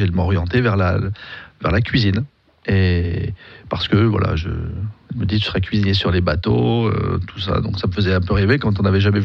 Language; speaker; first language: French; native; French